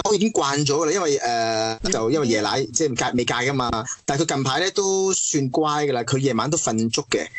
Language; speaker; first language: Cantonese; non-native, fluent; French